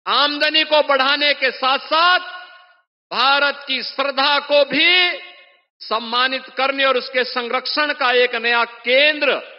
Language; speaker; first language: Hindi; native; Hindi